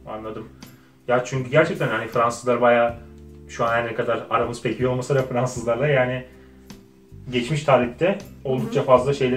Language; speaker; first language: Turkish; native; Turkish